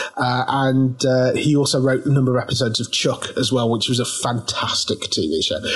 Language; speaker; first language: English; native; English